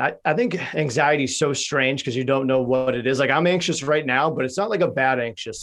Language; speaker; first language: English; native; English